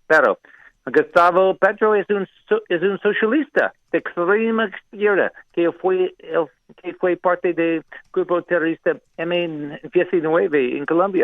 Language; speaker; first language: Spanish; non-native, learner; English